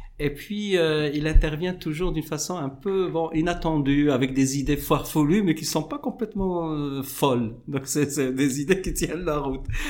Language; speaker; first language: French; non-native, local second language; Arabic